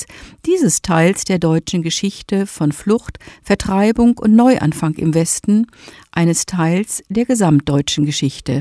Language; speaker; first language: German; native; German